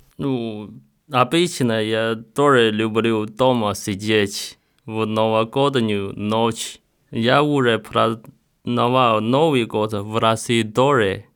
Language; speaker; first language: Russian; non-native, learner; Chinese